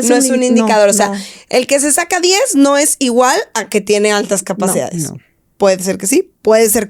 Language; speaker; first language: Spanish; native; Spanish